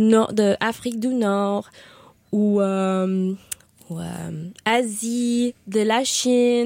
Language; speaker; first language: French; non-native, learner; Spanish